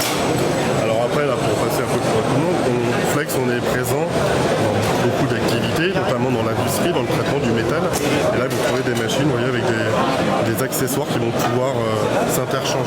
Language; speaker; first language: French; native; French